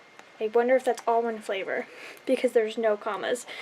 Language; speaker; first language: English; native; English